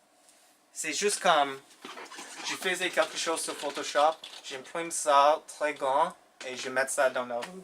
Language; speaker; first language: French; non-native, local second language; English